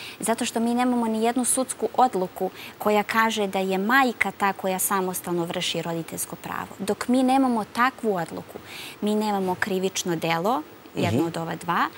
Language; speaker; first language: Serbian; native; Serbian